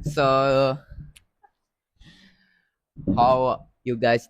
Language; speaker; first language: English; non-native, learner; Indonesian